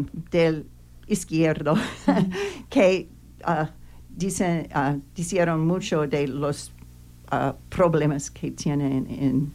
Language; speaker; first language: Spanish; non-native, learner; English